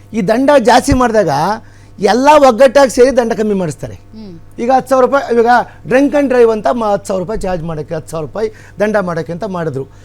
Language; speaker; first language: Kannada; native; Kannada